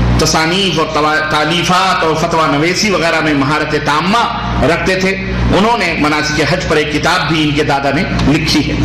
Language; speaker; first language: Urdu; native; Urdu